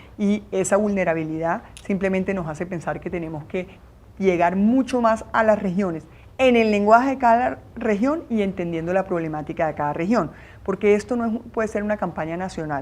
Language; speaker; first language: Spanish; native; Spanish